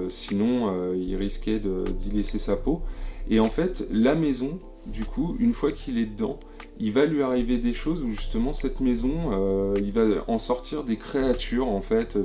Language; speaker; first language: French; native; French